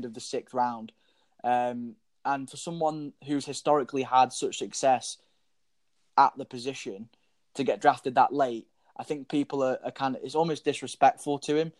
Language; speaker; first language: English; native; English